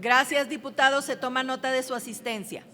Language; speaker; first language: Spanish; native; Spanish